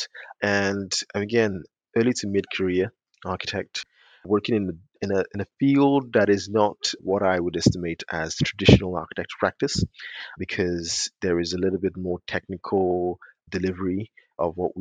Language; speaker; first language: English; native; English